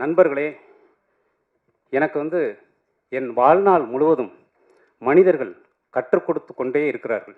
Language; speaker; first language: Tamil; native; Tamil